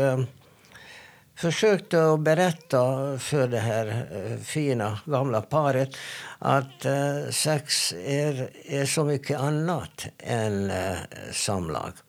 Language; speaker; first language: Swedish; non-native, fluent; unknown